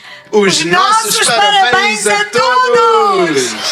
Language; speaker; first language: Portuguese; native; Portuguese